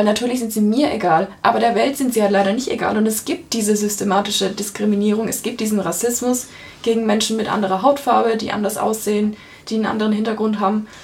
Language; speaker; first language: German; native; German